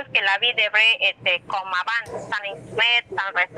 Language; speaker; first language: French; non-native, learner; Spanish